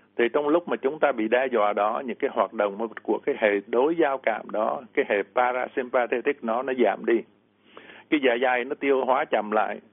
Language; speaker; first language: Vietnamese; native; Vietnamese